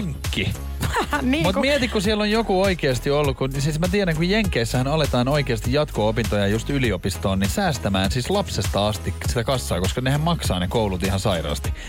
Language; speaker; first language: Finnish; native; Finnish